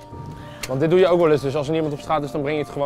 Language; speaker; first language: Dutch; native; Dutch